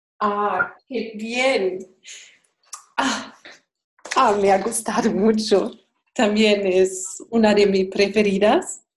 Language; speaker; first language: Spanish; non-native, fluent; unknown